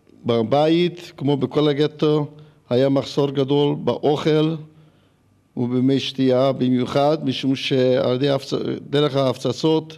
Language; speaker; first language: Hebrew; early bilingual, other home language; Hungarian